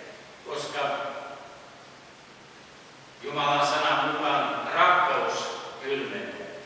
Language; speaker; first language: Finnish; early bilingual, heritage; Finnish